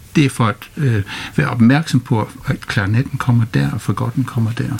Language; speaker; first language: Danish; non-native, fluent; English